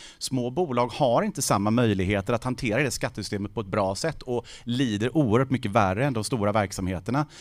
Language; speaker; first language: Swedish; native; Swedish